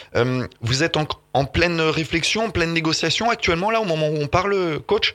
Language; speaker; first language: French; native; French